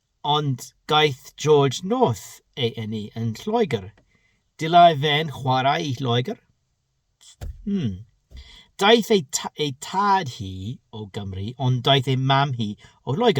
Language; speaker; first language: Welsh; non-native, learner; English